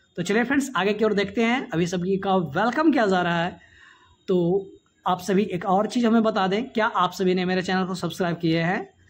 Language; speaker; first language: Hindi; native; Hindi